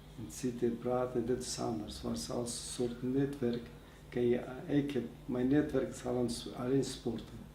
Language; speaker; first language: Dutch; non-native, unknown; Persian